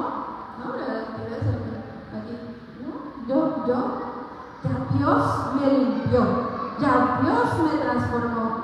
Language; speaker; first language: Spanish; native; Spanish